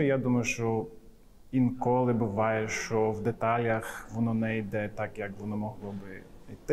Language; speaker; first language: Ukrainian; non-native, fluent; English